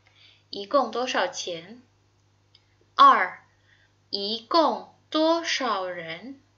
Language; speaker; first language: Chinese; non-native, fluent; Indonesian